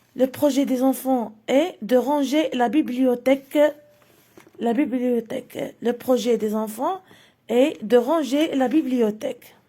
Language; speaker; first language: French; non-native, local second language; Arabic